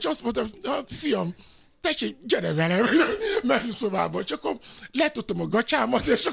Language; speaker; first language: Hungarian; non-native, learner; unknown